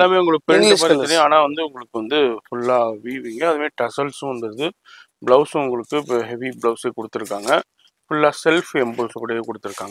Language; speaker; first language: Tamil; native; Tamil